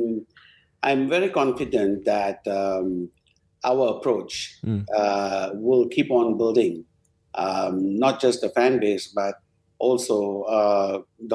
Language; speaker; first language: English; non-native, local second language; Tamil